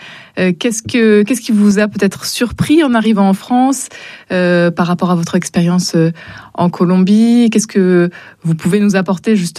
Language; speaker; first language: French; native; French